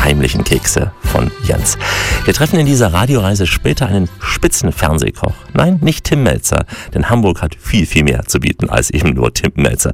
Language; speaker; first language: German; native; German